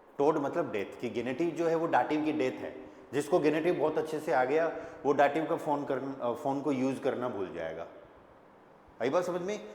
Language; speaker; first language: Hindi; native; Hindi